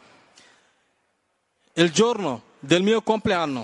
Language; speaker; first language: Italian; non-native, learner; Wolof